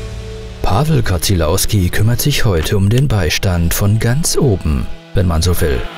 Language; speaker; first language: German; native; German